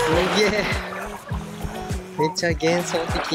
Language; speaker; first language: Japanese; native; Japanese